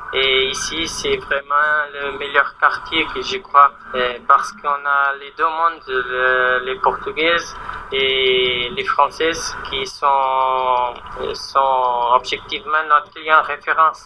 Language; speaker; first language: French; non-native, learner; Portuguese